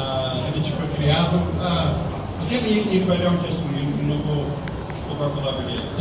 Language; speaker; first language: Portuguese; non-native, fluent; English